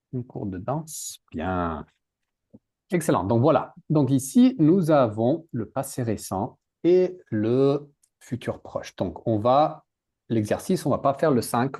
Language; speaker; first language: French; native; French